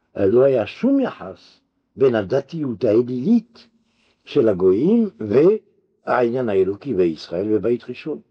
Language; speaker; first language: Hebrew; non-native, fluent; French